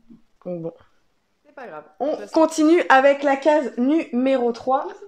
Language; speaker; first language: French; native; French